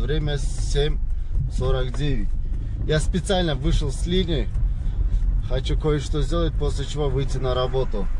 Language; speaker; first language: Russian; non-native, local second language; Kyrgyz